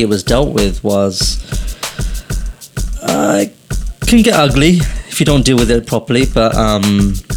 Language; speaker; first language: English; native; English